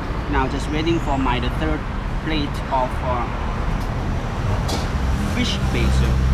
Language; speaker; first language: English; non-native, learner; Thai